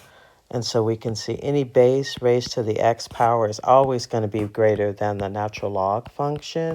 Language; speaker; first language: English; native; English